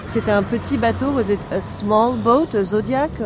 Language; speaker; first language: French; native; French